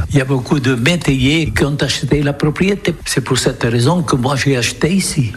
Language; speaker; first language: French; non-native, local second language; Occitan